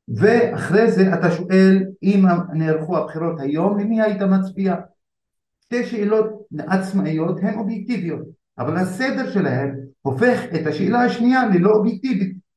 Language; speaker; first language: Hebrew; non-native, local second language; Arabic